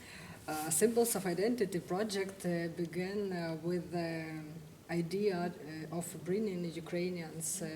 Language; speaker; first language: English; non-native, fluent; Ukrainian